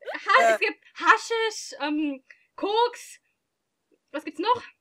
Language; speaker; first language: German; native; German